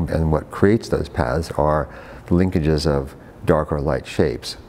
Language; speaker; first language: English; native; English